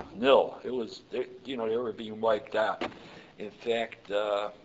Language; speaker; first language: English; early bilingual, other home language; Yiddish